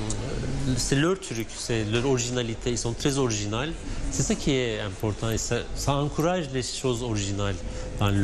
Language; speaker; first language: French; non-native, fluent; Turkish